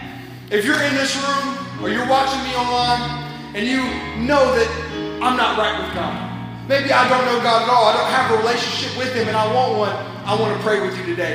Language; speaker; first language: English; native; English